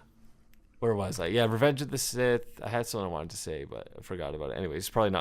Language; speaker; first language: English; native; English